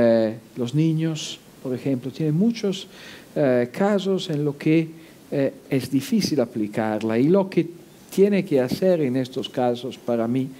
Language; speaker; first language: Spanish; non-native, fluent; Italian